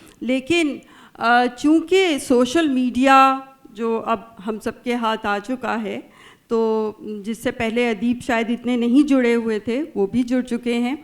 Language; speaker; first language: Urdu; native; Urdu